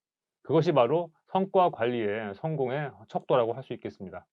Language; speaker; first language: Korean; native; Korean